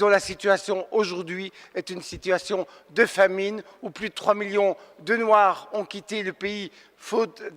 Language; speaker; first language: French; native; French